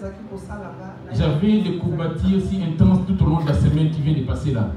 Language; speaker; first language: French; non-native, local second language; Lingala